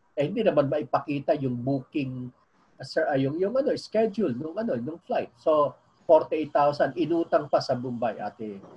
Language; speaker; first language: Filipino; native; Filipino